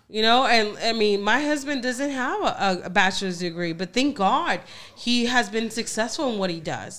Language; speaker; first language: English; early bilingual, other home language; Spanish